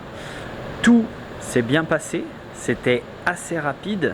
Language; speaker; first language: French; native; French